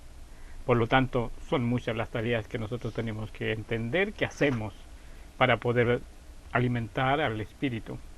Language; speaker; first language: Spanish; native; Spanish